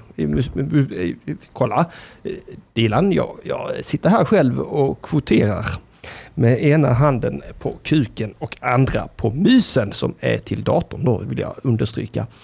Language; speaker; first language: Swedish; native; Swedish